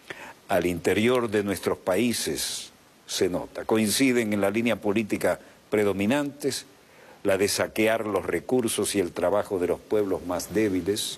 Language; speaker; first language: Spanish; native; Spanish